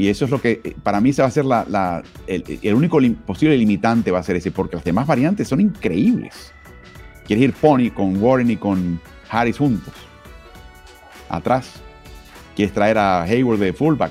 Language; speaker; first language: Spanish; native; Spanish